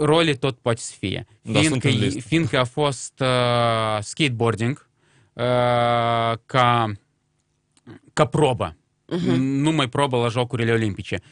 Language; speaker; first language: Romanian; non-native, local second language; Russian